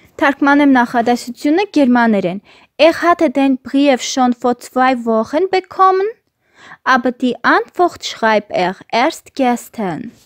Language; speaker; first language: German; non-native, fluent; Armenian